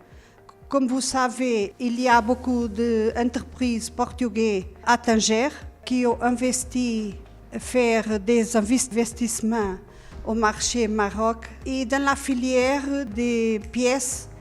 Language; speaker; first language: French; non-native, learner; Portuguese